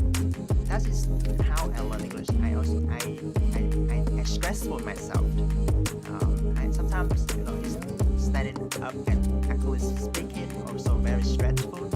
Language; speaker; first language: English; non-native, fluent; Vietnamese